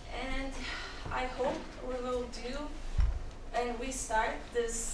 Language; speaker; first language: English; non-native, learner; Ukrainian